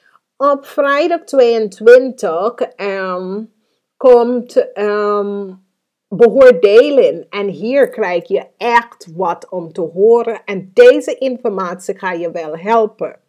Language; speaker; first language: Dutch; non-native, fluent; English